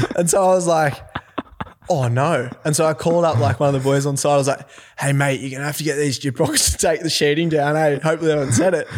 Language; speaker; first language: English; native; English